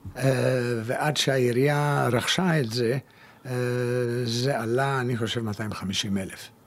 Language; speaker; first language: Hebrew; early bilingual, other home language; German